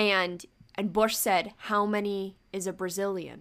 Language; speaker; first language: English; early bilingual, other home language; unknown